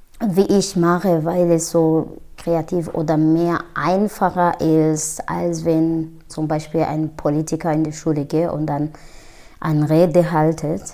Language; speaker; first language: German; non-native, fluent; Kinyarwanda